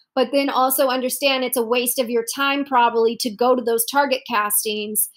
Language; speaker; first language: English; native; English